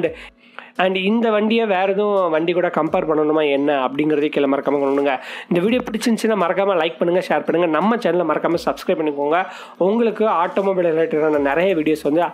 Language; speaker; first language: Tamil; native; Tamil